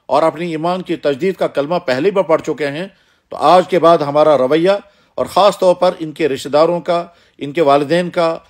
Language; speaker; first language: Urdu; non-native, local second language; Kashmiri